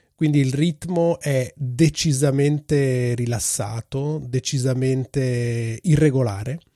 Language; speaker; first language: Italian; native; Italian